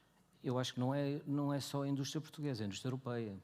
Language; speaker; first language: Portuguese; native; Portuguese